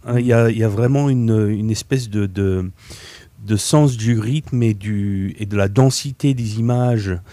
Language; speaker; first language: French; non-native, fluent; English